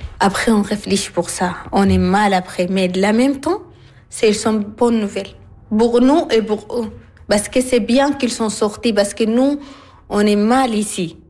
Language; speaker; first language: French; non-native, learner; Arabic